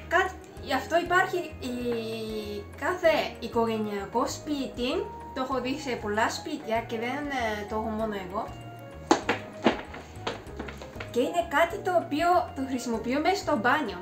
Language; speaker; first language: Greek; non-native, fluent; Japanese